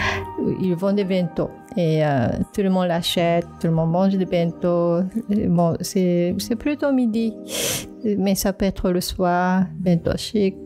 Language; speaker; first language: French; non-native, fluent; Japanese